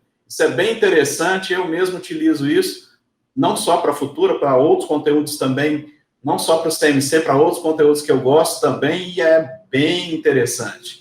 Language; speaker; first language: Portuguese; native; Portuguese